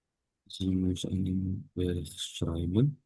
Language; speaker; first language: German; non-native, learner; Indonesian